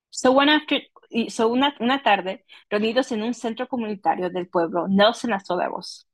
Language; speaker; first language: Spanish; early bilingual, heritage; Spanish